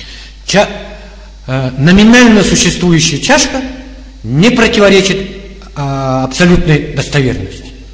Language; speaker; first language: Russian; native; Russian